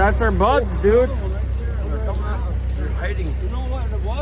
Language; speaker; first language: English; native; English